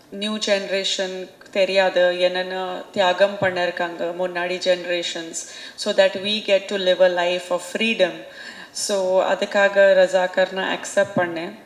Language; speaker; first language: Tamil; non-native, local second language; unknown